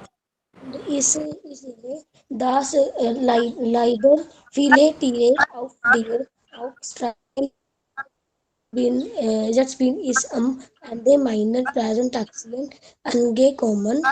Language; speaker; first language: German; non-native, learner; Hindi